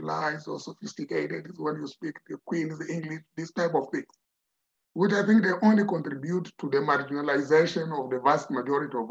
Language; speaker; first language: English; non-native, fluent; Tsonga